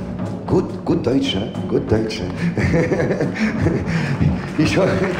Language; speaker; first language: German; non-native, learner; French